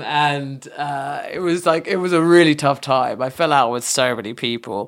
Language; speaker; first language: English; native; English